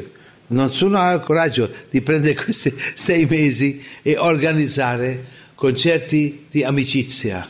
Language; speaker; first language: Italian; non-native, fluent; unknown